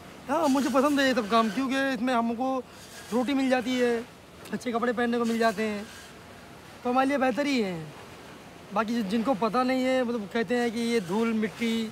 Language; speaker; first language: Hindi; native; Hindi